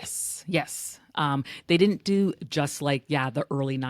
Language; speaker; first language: English; native; English